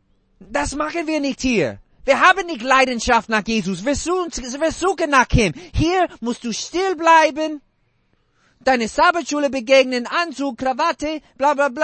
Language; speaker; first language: German; non-native, fluent; English